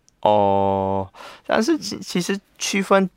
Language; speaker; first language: Chinese; non-native, learner; Korean